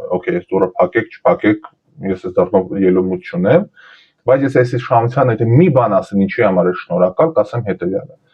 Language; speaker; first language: Armenian; early bilingual, heritage; Armenian